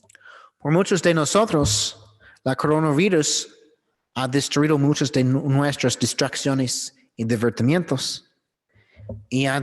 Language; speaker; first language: Spanish; non-native, learner; English